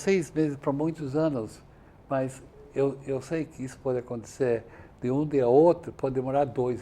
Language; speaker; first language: Portuguese; non-native, fluent; English